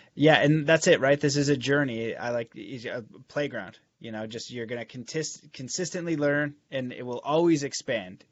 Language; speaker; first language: English; native; English